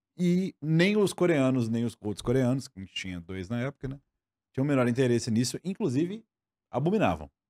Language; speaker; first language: Portuguese; native; Portuguese